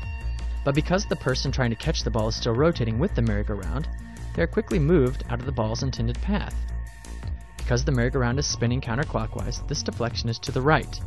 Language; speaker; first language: English; native; English